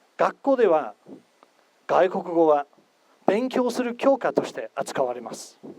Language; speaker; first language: Japanese; non-native, fluent; English